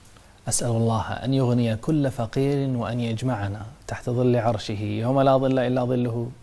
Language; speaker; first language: Arabic; native; Arabic